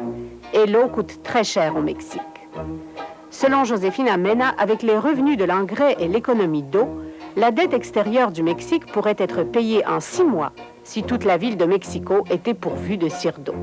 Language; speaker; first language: French; native; French